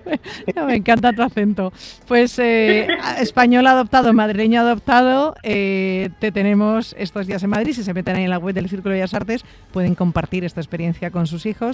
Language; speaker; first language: Spanish; native; Spanish